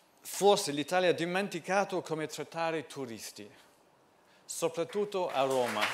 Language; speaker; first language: Italian; non-native, fluent; English